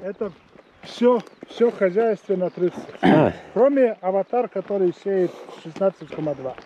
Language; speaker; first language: Russian; non-native, fluent; Latvian